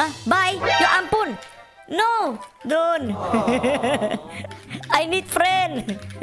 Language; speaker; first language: English; non-native, learner; Indonesian